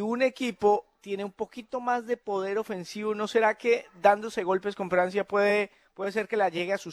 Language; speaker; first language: Spanish; native; Spanish